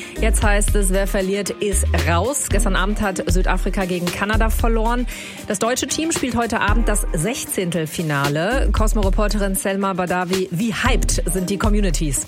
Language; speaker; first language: German; native; German